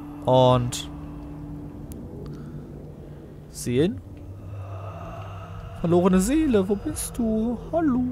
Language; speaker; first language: German; native; German